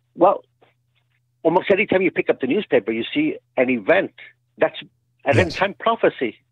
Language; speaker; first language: English; native; English